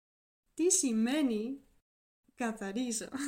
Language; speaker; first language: Greek; non-native, learner; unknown